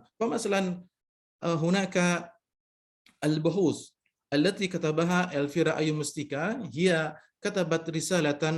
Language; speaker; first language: Arabic; non-native, fluent; Indonesian